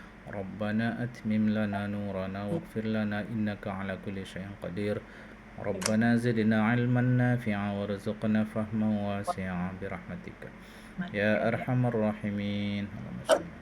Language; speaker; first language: Arabic; non-native, fluent; Indonesian